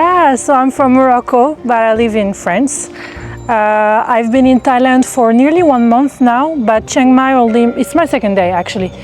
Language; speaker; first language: English; non-native, fluent; Arabic